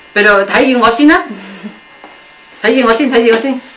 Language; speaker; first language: Cantonese; native; Cantonese